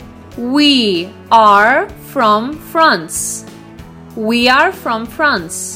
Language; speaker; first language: English; non-native, fluent; Russian